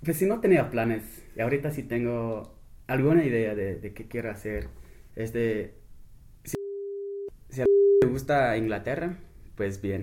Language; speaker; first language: Spanish; non-native, fluent; English